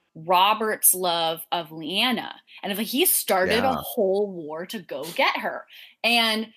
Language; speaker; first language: English; native; English